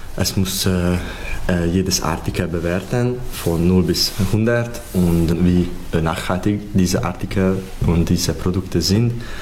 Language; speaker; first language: German; non-native, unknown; Hungarian